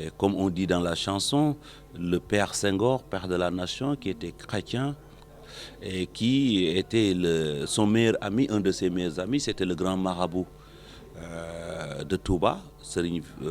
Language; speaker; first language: French; non-native, local second language; Wolof